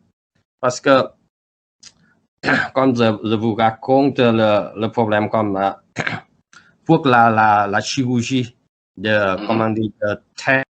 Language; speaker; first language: French; non-native, learner; Vietnamese